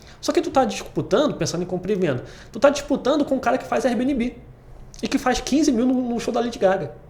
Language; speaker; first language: Portuguese; native; Portuguese